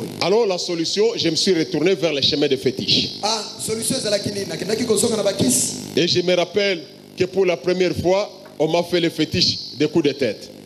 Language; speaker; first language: French; non-native, local second language; Lingala